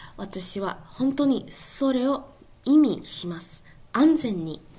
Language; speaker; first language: Japanese; non-native, learner; English